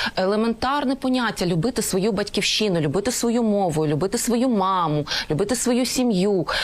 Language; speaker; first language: Ukrainian; non-native, local second language; Russian